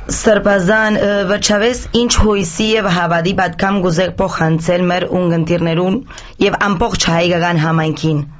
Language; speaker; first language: Armenian; early bilingual, heritage; Armenian